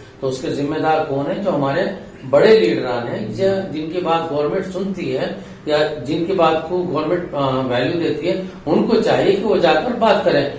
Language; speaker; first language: Urdu; native; Urdu